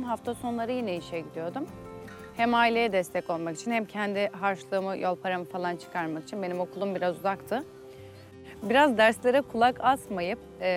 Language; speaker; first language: Turkish; non-native, local second language; Kurdish